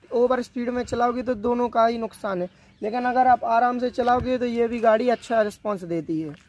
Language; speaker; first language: Hindi; native; Hindi